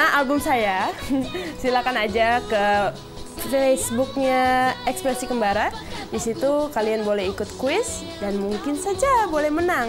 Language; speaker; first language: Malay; non-native, local second language; Indonesian